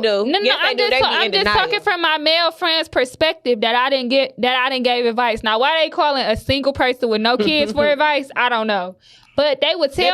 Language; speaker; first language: English; native; English